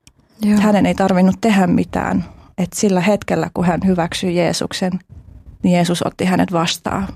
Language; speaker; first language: Finnish; early bilingual, other home language; Albanian